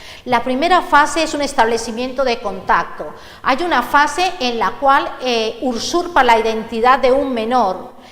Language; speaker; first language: Spanish; native; Spanish